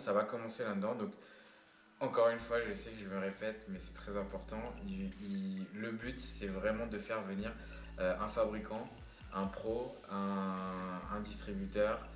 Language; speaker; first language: French; native; French